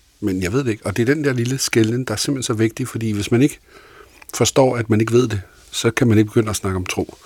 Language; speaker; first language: Danish; native; Danish